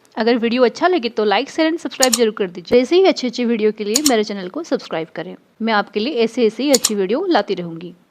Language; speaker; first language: Hindi; non-native, local second language; Odia